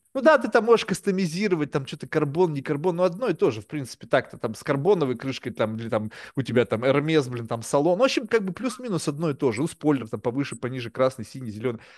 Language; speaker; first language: Russian; native; Russian